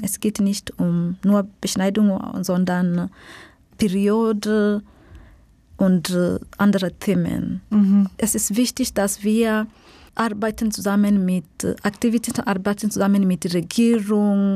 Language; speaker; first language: German; non-native, fluent; Swahili